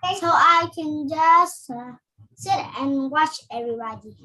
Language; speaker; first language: English; non-native, learner; Vietnamese